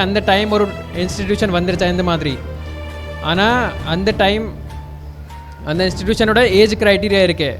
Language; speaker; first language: Tamil; non-native, learner; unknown